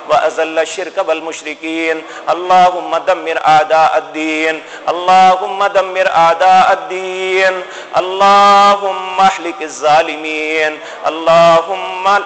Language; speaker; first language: Urdu; non-native, local second language; Punjabi